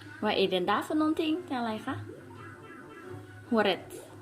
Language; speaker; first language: Swedish; non-native, fluent; Thai